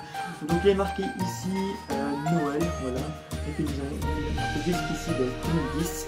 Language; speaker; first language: French; native; French